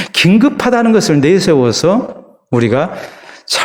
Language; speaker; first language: Korean; native; Korean